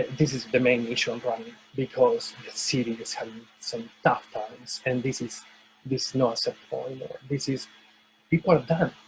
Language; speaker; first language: English; non-native, fluent; Spanish